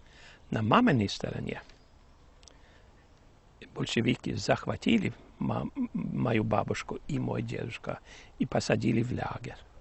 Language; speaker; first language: Russian; early bilingual, heritage; Russian